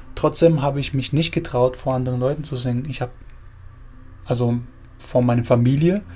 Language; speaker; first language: German; early bilingual, other home language; Spanish